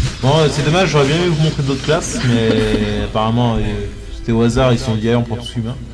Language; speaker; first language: French; native; French